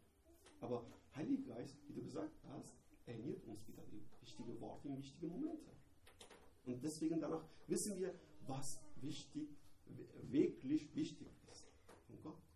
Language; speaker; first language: German; non-native, learner; Persian